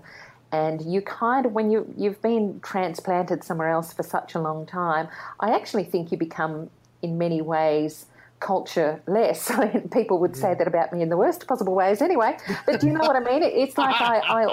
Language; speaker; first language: English; native; English